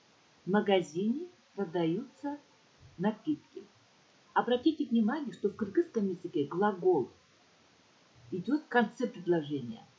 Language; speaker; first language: Russian; non-native, local second language; Kyrgyz